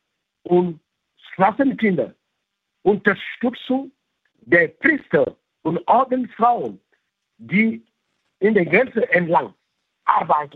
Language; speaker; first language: German; non-native, fluent; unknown